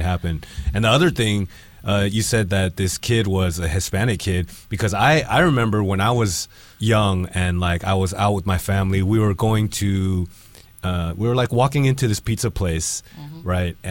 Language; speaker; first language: English; native; English